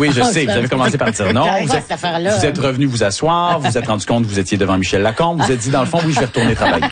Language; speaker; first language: French; native; French